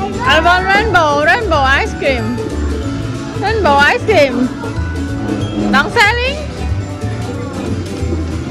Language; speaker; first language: English; non-native, learner; Khmer